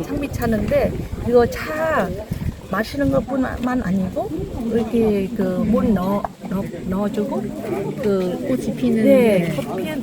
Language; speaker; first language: Korean; non-native, fluent; Vietnamese